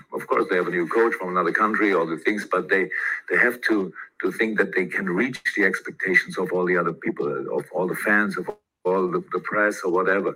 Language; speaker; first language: English; non-native, fluent; German